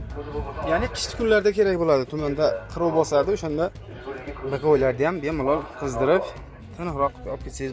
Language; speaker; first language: Turkish; non-native, learner; Uzbek